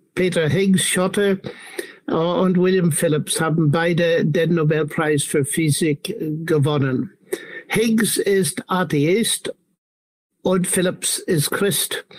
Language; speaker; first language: German; non-native, fluent; English